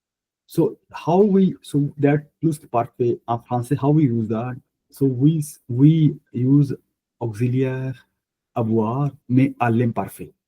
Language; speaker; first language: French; non-native, fluent; Punjabi